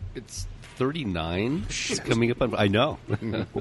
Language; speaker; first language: English; native; English